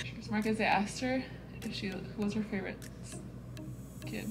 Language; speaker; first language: English; early bilingual, other home language; Spanish